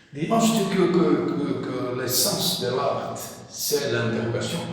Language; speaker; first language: French; non-native, learner; Portuguese